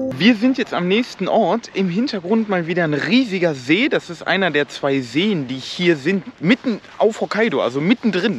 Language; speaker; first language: German; native; German